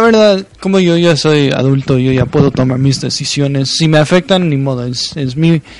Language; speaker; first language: Spanish; early bilingual, heritage; Spanish